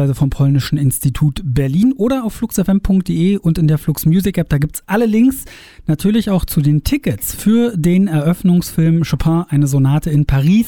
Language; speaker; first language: German; native; German